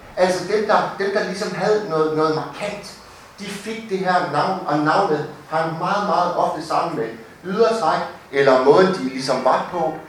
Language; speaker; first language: Danish; native; Danish